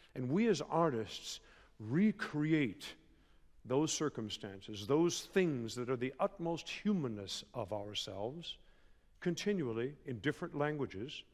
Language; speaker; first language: English; native; English